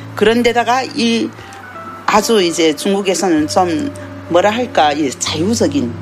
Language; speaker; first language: Korean; early bilingual, heritage; Korean